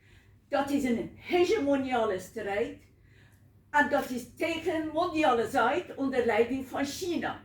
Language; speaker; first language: Dutch; non-native, learner; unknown